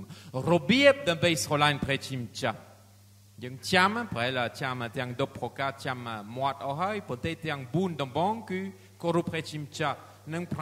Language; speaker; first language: Khmer; non-native, fluent; French